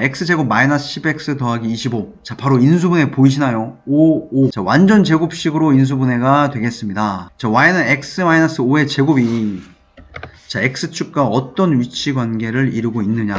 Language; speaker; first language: Korean; native; Korean